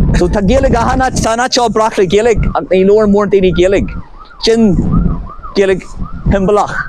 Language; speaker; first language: Irish; non-native, local second language; English